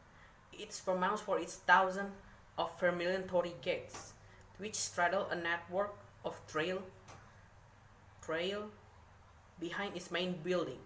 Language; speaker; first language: English; non-native, learner; Indonesian